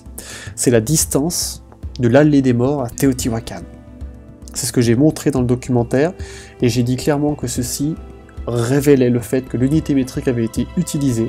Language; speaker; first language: French; native; French